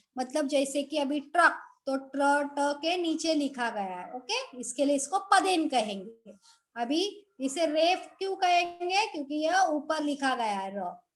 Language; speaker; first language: Hindi; non-native, local second language; Marathi